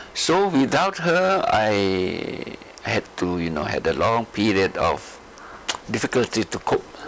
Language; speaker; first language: English; non-native, local second language; Malay